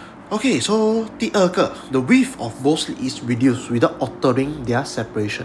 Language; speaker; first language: English; non-native, local second language; Chinese